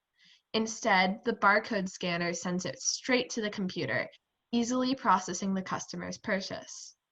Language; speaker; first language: English; native; English